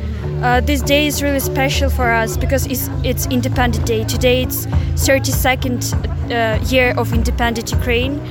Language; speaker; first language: English; non-native, learner; Ukrainian